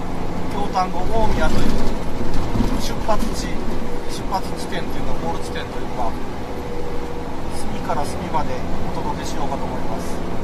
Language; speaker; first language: Japanese; native; Japanese